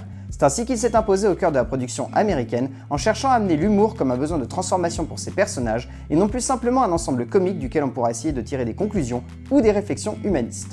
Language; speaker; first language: French; native; French